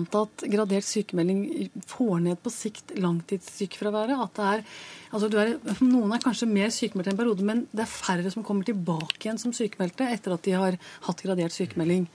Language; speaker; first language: Norwegian; native; Norwegian